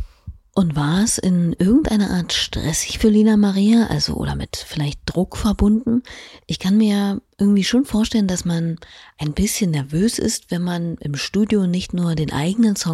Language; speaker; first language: German; native; German